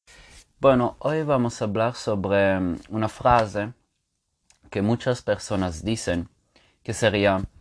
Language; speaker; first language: Spanish; non-native, fluent; Italian